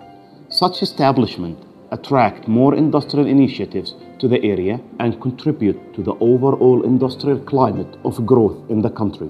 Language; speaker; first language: English; non-native, fluent; Arabic